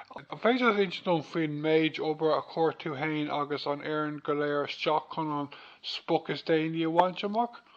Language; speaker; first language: Irish; non-native, fluent; English